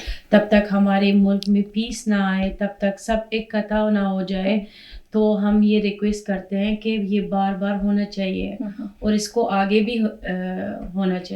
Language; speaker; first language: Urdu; non-native, fluent; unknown